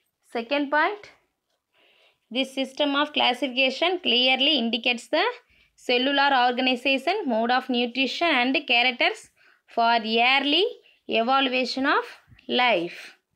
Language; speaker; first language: English; non-native, local second language; Tamil